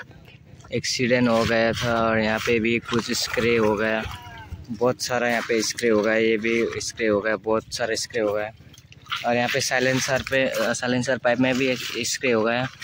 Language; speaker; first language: Hindi; non-native, local second language; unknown